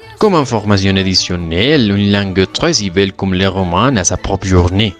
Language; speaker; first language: French; non-native, learner; Spanish